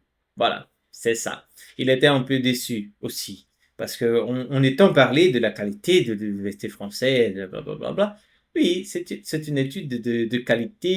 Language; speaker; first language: French; non-native, fluent; Portuguese